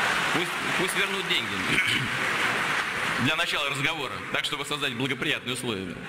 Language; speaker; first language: Russian; native; Russian